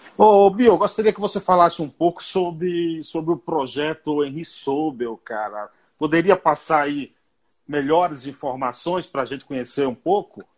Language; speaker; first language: Portuguese; native; Portuguese